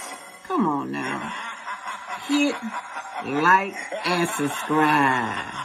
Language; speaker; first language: English; native; English